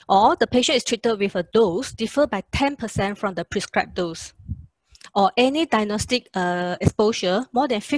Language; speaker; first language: English; non-native, local second language; Chinese